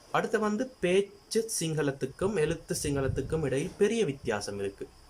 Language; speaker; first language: Tamil; non-native, local second language; Sinhala